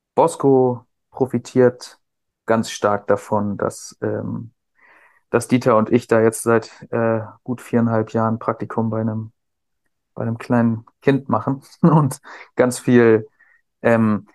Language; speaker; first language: German; native; German